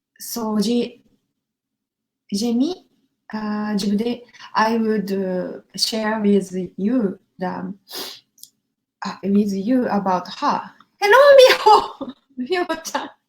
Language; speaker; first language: English; non-native, learner; Japanese